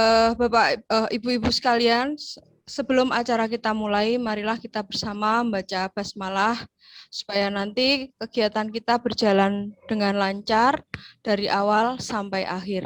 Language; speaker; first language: Indonesian; native; Indonesian